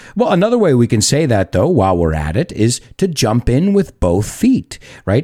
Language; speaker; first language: English; native; English